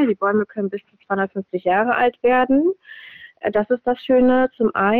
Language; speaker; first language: German; native; German